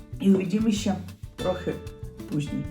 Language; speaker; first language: Polish; non-native, learner; Russian